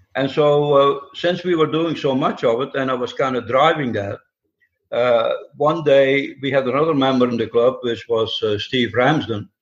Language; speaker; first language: English; non-native, fluent; Dutch